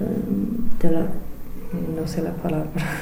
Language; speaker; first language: Spanish; non-native, learner; English